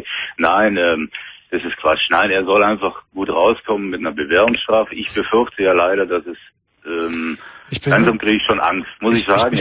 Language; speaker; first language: German; native; German